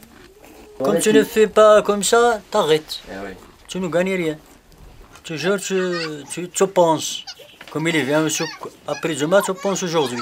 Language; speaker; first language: French; non-native, learner; Berber languages